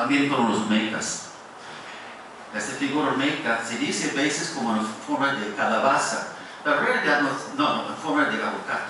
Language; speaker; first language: Spanish; non-native, fluent; English